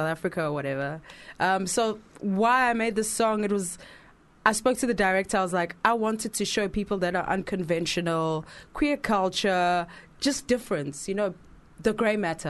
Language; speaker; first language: English; non-native, local second language; Zulu